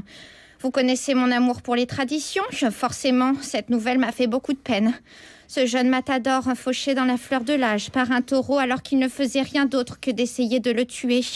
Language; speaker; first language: French; native; French